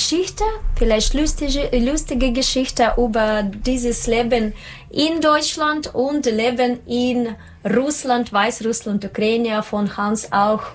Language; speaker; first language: German; non-native, learner; Russian